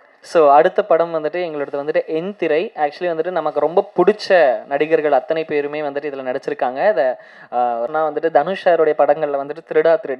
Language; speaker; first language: Tamil; native; Tamil